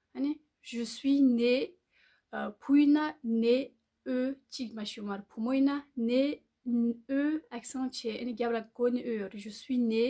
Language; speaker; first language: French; non-native, learner; Tibetan